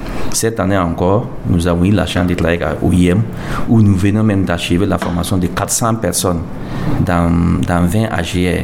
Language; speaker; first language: French; non-native, local second language; Mossi